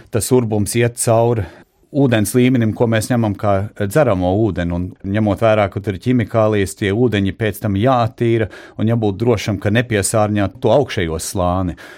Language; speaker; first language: Latvian; early bilingual, heritage; Latvian